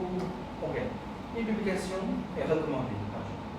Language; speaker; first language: French; non-native, fluent; Khmer